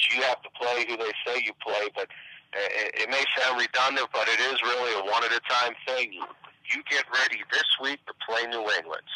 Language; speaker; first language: English; native; English